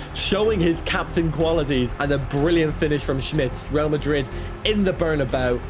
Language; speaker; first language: English; native; English